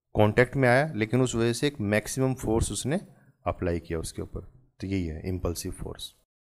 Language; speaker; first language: Hindi; native; Hindi